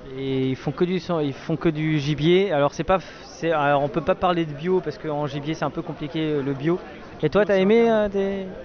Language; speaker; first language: French; native; French